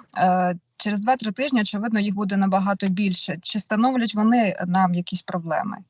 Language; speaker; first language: Ukrainian; non-native, local second language; Russian